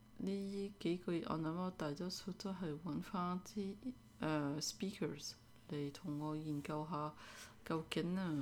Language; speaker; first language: Cantonese; early bilingual, heritage; Cantonese